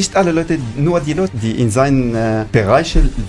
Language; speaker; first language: German; non-native, learner; Arabic